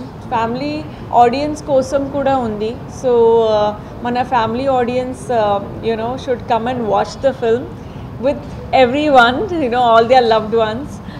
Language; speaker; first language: Telugu; non-native, fluent; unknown